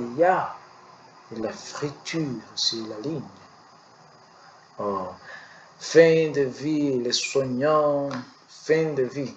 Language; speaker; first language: French; non-native, learner; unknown